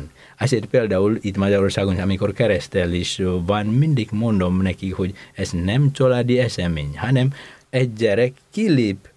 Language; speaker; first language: Hungarian; non-native, fluent; Indonesian